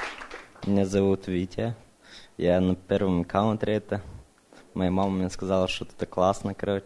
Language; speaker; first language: Russian; early bilingual, other home language; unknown